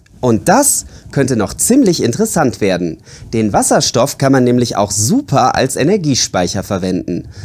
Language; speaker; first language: German; native; German